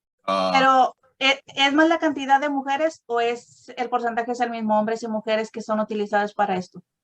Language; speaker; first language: Spanish; native; Spanish